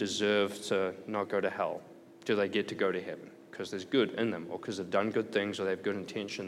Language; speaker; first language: English; native; English